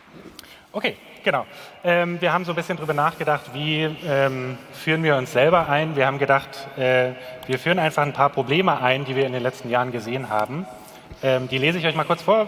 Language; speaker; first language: German; native; German